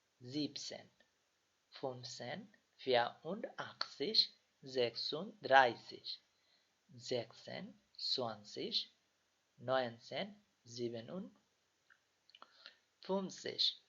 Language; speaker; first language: German; non-native, learner; Bangla